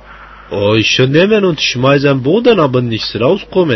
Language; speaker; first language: German; non-native, learner; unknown